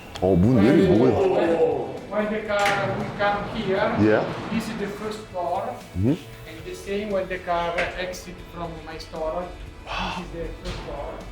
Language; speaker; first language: English; non-native, learner; Italian